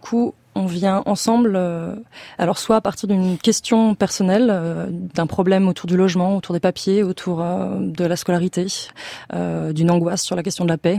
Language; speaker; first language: French; native; French